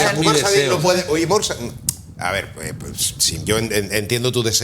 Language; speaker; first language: Spanish; native; Spanish